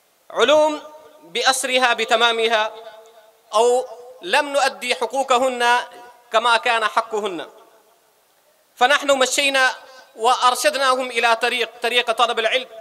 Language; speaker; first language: Arabic; non-native, fluent; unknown